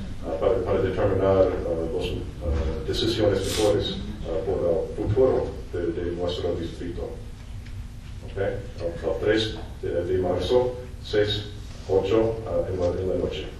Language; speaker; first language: Spanish; non-native, learner; English